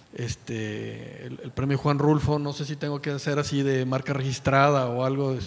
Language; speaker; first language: Spanish; native; Spanish